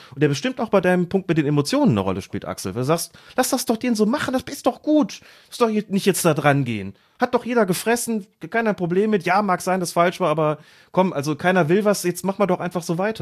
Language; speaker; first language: German; native; German